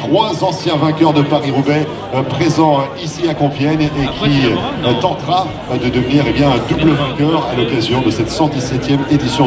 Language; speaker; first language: French; native; French